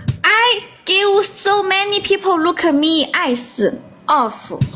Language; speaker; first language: English; non-native, learner; Chinese